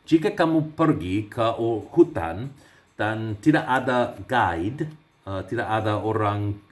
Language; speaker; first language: Indonesian; non-native, learner; English